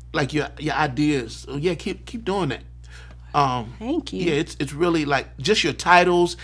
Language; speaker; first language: English; native; English